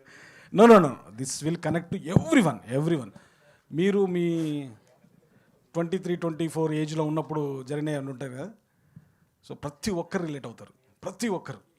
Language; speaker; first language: Telugu; native; Telugu